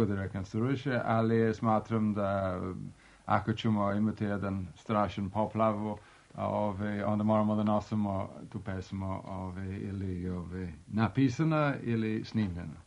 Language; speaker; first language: Serbian; non-native, fluent; English